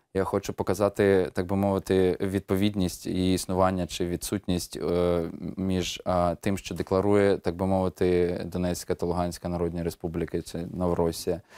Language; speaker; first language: Ukrainian; native; Ukrainian